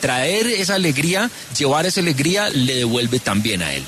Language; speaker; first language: Spanish; native; Spanish